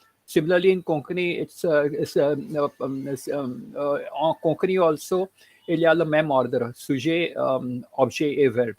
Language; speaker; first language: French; non-native, learner; Konkani